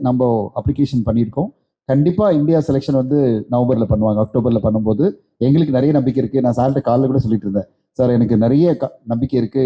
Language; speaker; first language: Tamil; native; Tamil